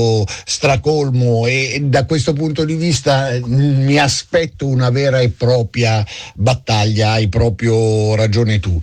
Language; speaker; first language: Italian; native; Italian